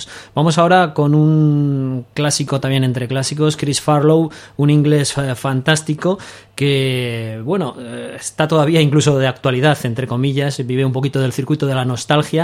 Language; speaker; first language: Spanish; native; Spanish